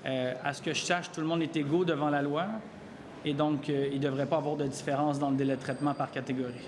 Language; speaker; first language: French; native; French